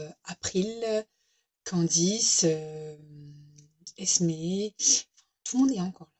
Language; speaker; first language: French; native; French